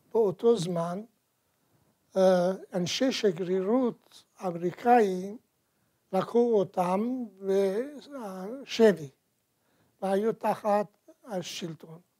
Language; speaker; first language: Hebrew; non-native, fluent; Persian